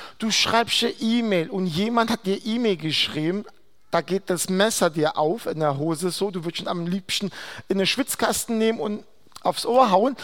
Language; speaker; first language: German; non-native, fluent; Aramaic